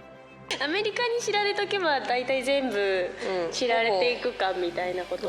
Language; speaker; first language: Japanese; native; Japanese